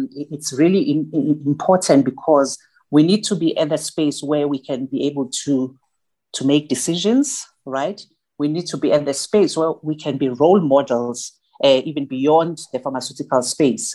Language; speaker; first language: English; non-native, local second language; Zulu